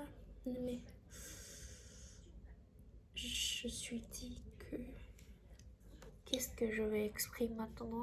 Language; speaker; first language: French; non-native, learner; Chinese